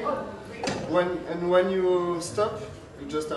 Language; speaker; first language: English; non-native, learner; French